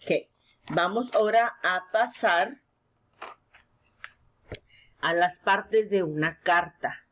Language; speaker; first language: Spanish; early bilingual, heritage; Spanish